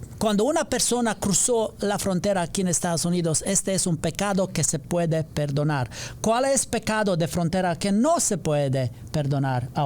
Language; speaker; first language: Spanish; non-native, learner; English